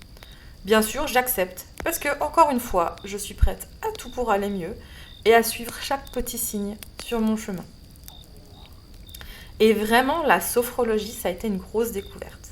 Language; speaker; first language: French; native; French